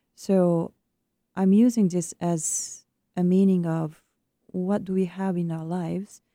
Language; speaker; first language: English; non-native, fluent; Japanese